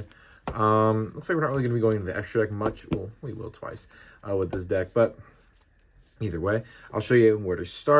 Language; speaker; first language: English; native; English